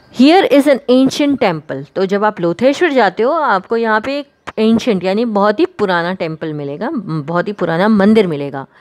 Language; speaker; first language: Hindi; non-native, local second language; Gujarati